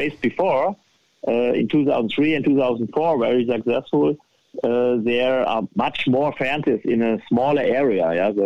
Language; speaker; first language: English; non-native, fluent; German